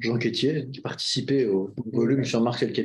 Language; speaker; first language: French; native; French